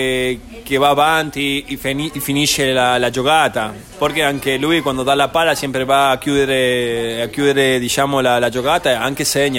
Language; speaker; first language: Italian; non-native, fluent; Spanish